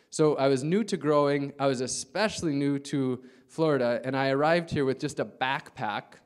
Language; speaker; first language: English; native; English